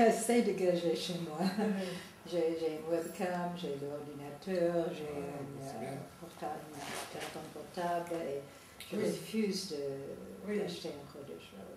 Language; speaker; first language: French; non-native, fluent; English